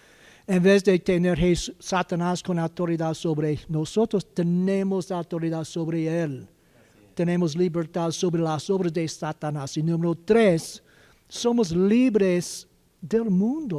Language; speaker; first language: Spanish; non-native, learner; English